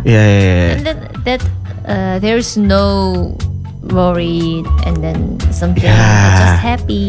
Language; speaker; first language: English; non-native, learner; Korean